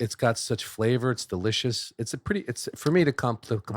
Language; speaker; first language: English; native; English